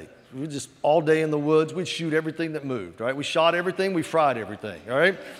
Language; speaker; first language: English; native; English